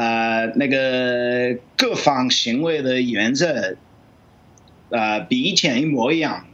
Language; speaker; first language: Chinese; non-native, fluent; English